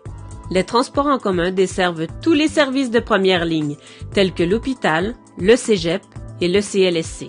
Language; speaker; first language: French; native; French